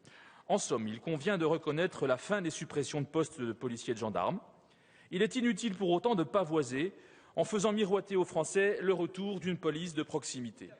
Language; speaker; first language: French; native; French